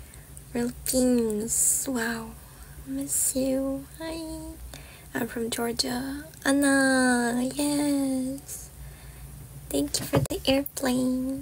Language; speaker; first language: English; non-native, fluent; Georgian